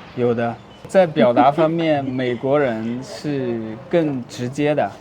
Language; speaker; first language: Chinese; non-native, local second language; Tibetan